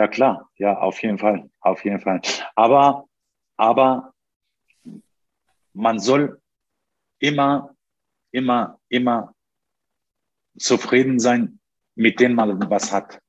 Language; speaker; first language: German; non-native, fluent; Turkish